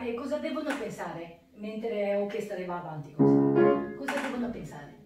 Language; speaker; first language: Italian; non-native, learner; Japanese